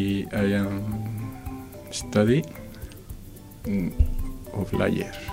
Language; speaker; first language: English; non-native, learner; Spanish